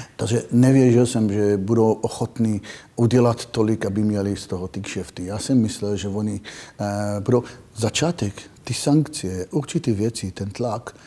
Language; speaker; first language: Czech; non-native, fluent; Hebrew